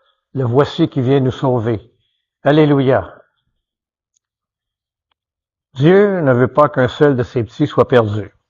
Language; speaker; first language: French; native; French